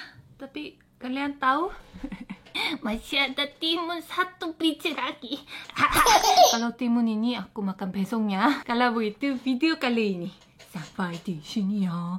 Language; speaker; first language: Indonesian; non-native, fluent; Korean